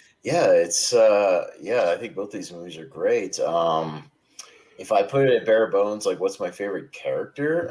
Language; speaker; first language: English; native; English